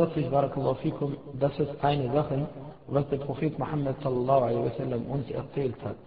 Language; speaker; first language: German; non-native, fluent; Arabic